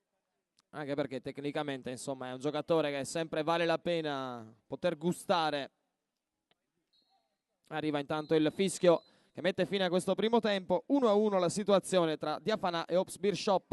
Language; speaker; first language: Italian; native; Italian